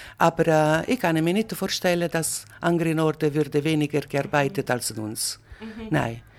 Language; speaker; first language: German; non-native, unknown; Italian